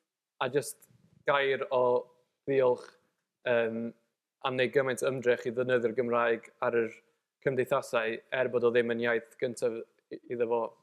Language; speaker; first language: Welsh; native; Welsh